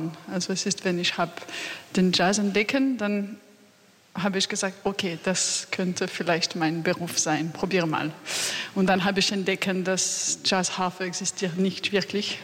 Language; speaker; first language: German; non-native, learner; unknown